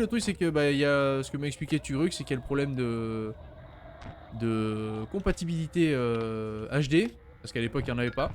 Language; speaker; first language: French; native; French